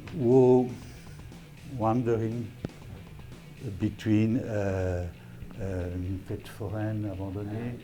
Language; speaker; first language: English; non-native, learner; French